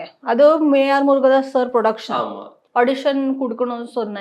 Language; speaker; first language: Tamil; non-native, learner; Malayalam